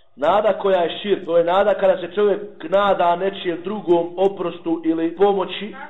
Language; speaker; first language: Bosnian; native; Bosnian